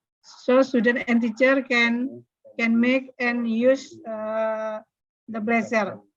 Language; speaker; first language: English; non-native, learner; Indonesian